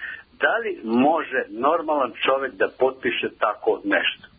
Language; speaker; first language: Serbian; native; Serbian